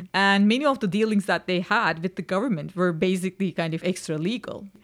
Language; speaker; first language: English; non-native, fluent; Turkish